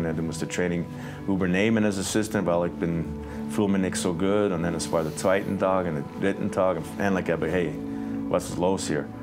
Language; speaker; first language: German; non-native, fluent; English